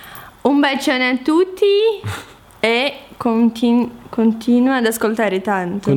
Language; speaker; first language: Italian; non-native, fluent; Portuguese